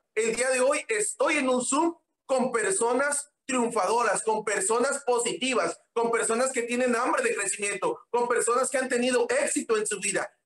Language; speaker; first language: Spanish; native; Spanish